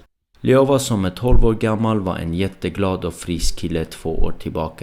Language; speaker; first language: Swedish; early bilingual, other home language; Armenian